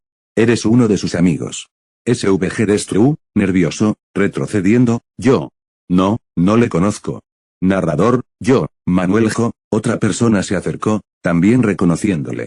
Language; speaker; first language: Spanish; native; Spanish